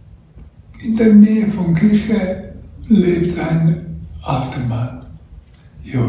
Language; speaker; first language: German; non-native, learner; Croatian